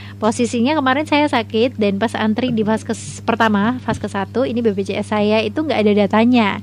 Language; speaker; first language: Indonesian; native; Indonesian